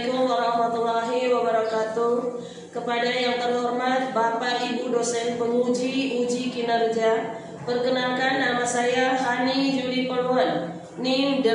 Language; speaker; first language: Indonesian; native; Indonesian